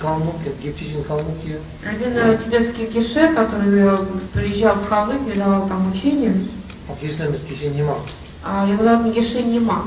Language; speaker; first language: Russian; native; Russian